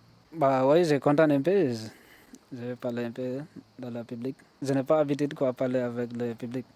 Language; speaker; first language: French; non-native, learner; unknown